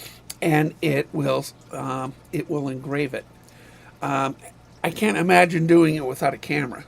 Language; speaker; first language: English; native; English